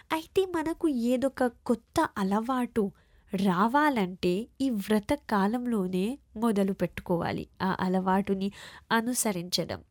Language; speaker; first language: Telugu; early bilingual, heritage; Telugu